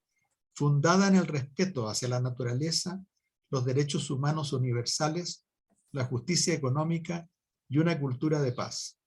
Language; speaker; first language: Spanish; native; Spanish